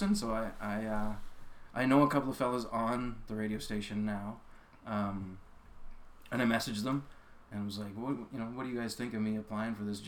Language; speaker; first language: English; native; English